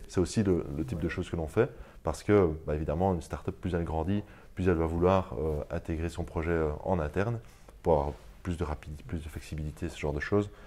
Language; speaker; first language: French; native; French